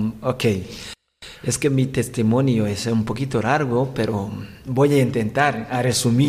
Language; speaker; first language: Spanish; non-native, learner; Rundi